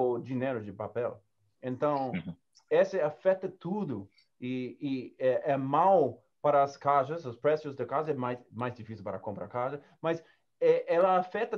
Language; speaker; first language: Portuguese; non-native, learner; English